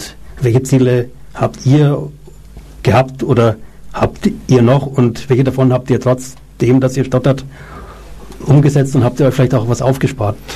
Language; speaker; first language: German; native; German